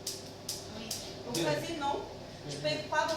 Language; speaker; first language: French; non-native, learner; Portuguese